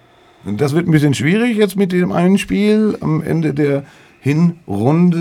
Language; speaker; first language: German; native; German